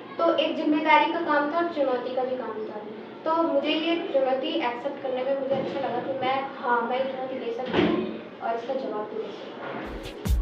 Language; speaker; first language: Hindi; native; Hindi